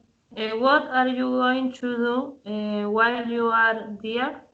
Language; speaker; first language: English; non-native, learner; Spanish